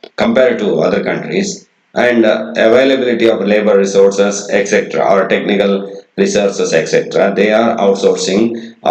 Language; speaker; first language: English; non-native, local second language; Kannada